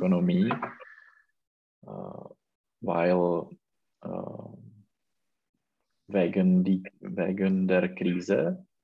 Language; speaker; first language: German; non-native, learner; Czech